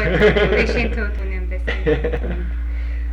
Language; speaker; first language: Hungarian; early bilingual, heritage; Hungarian